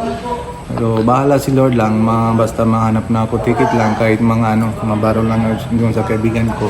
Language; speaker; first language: Filipino; non-native, learner; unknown